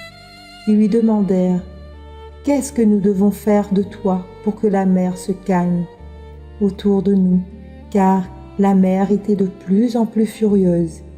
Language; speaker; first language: French; native; French